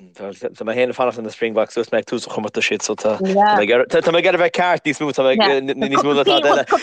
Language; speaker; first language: Irish; native; Irish